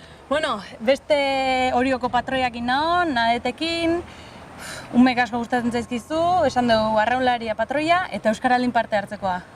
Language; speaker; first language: Basque; native; Basque